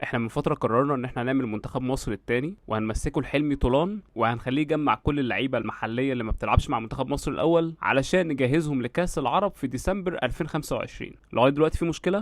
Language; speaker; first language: Arabic; native; Arabic